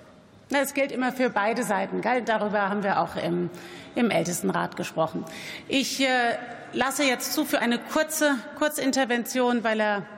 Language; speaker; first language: German; native; German